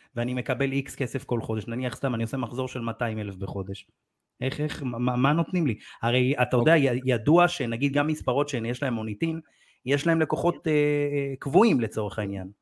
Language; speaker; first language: Hebrew; native; Hebrew